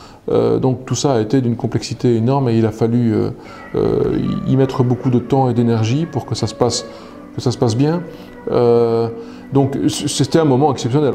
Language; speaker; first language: French; native; French